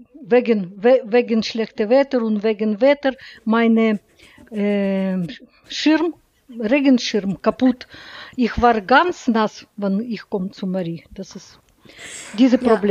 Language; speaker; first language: German; non-native, learner; Russian